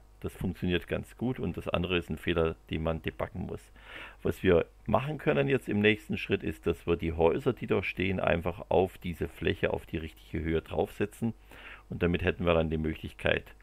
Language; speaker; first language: German; native; German